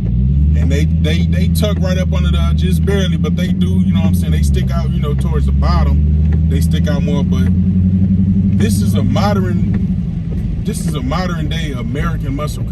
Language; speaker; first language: English; native; English